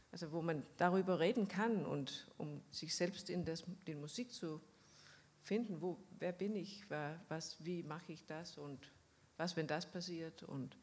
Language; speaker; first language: German; non-native, fluent; Danish